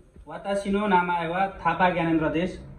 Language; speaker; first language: Japanese; non-native, learner; Nepali